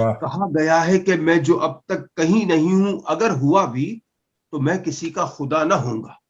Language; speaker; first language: Urdu; non-native, local second language; Punjabi